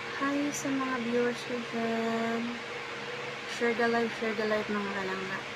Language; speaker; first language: Filipino; non-native, local second language; Cebuano